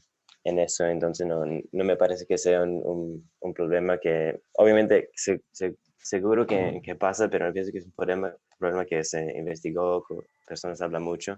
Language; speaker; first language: Spanish; non-native, fluent; English